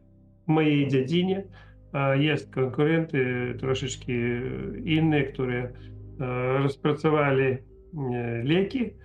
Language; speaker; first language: Polish; non-native, learner; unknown